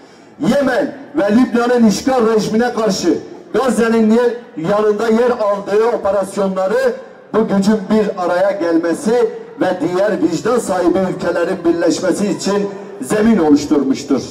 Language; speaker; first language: Turkish; native; Turkish